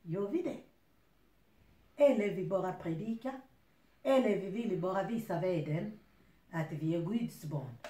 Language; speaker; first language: Swedish; non-native, fluent; Lingala